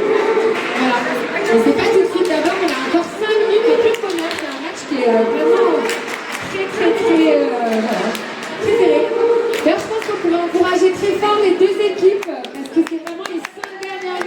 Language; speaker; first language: French; native; French